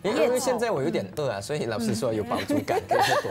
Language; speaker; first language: Chinese; native; Chinese